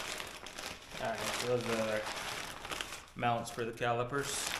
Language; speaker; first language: English; native; English